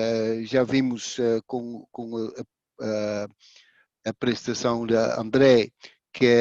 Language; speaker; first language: Portuguese; non-native, fluent; Dutch